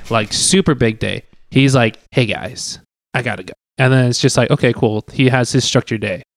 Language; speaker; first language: English; early bilingual, other home language; Cantonese